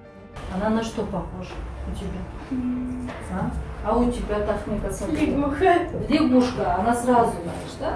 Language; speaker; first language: Russian; non-native, local second language; Kyrgyz